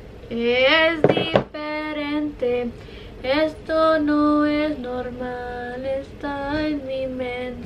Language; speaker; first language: Spanish; early bilingual, heritage; Spanish